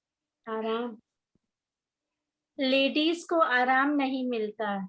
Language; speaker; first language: Hindi; native; Hindi